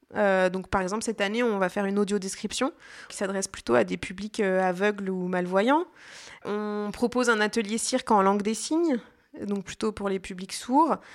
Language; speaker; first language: French; native; French